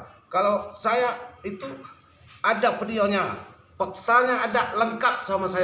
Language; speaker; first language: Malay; non-native, local second language; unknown